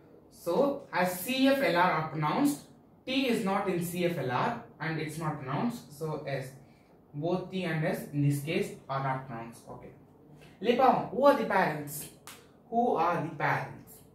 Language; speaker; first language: English; non-native, local second language; Tamil